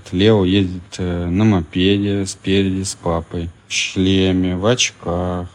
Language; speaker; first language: Russian; native; Russian